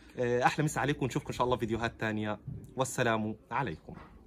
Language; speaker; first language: Arabic; native; Arabic